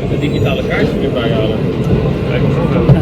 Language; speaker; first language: Dutch; native; Dutch